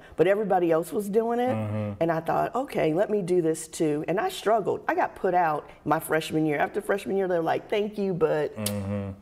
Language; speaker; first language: English; native; English